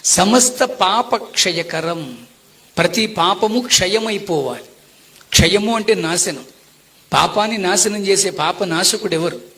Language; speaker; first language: Telugu; non-native, local second language; Tamil